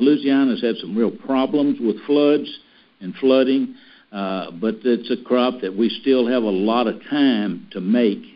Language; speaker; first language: English; native; English